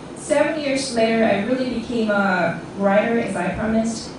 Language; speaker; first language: English; non-native, fluent; Korean